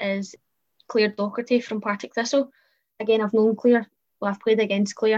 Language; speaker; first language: English; native; English